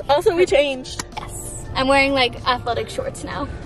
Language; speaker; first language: English; native; English